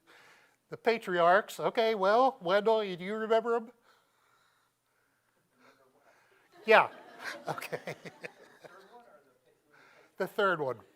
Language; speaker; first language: English; native; English